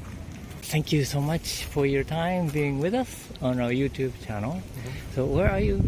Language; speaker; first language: English; non-native, learner; Japanese